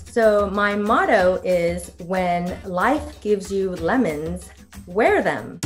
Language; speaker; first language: English; native; English